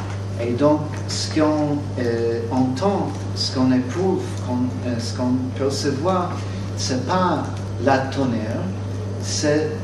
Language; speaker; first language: French; non-native, fluent; English